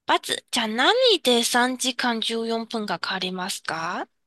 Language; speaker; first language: Japanese; non-native, fluent; Chinese